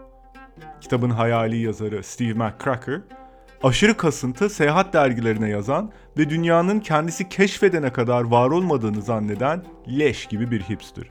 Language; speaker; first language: Turkish; native; Turkish